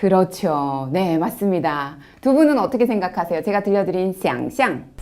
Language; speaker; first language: Korean; native; Korean